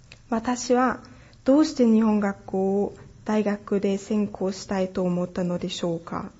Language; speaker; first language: Japanese; non-native, fluent; German